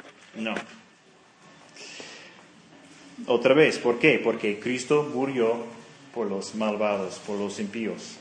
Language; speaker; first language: Spanish; non-native, fluent; English